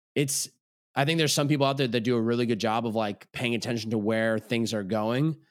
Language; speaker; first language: English; native; English